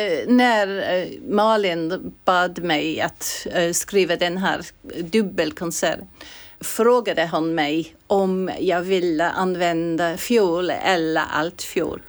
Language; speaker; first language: Swedish; non-native, fluent; English